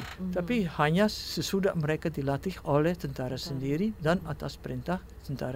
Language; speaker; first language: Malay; non-native, fluent; Dutch